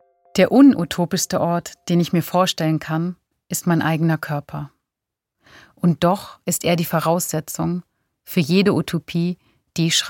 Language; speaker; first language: German; native; German